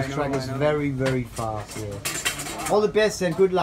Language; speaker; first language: English; non-native, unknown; German